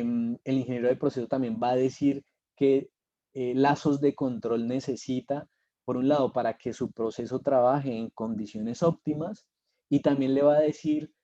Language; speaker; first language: Spanish; native; Spanish